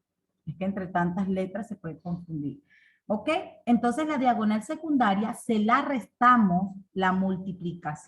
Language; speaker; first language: Spanish; native; Spanish